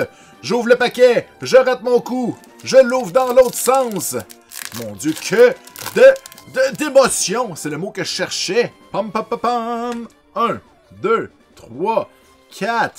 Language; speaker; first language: French; native; French